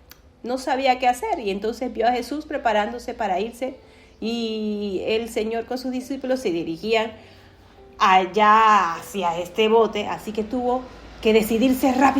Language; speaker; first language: Spanish; native; Spanish